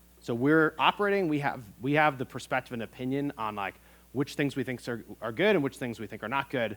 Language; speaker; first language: English; native; English